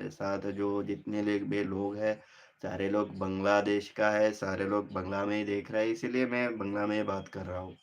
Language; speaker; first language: Hindi; non-native, local second language; Bangla